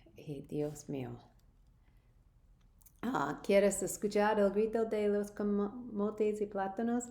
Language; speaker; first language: Spanish; non-native, learner; English